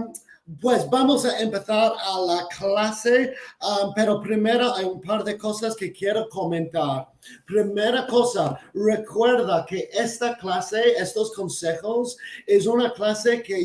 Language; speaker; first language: Spanish; non-native, fluent; English